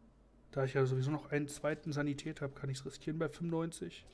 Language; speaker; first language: German; native; German